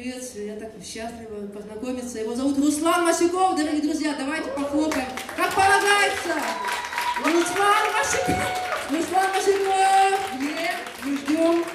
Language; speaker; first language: Russian; native; Russian